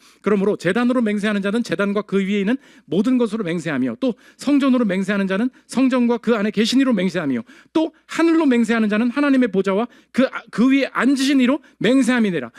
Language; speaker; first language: Korean; native; Korean